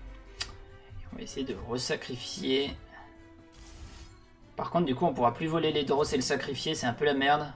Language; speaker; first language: French; native; French